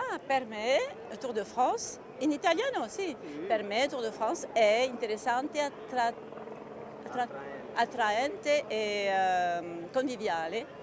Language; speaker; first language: Italian; non-native, learner; French